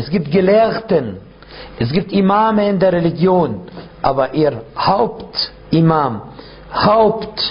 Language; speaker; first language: German; non-native, fluent; Arabic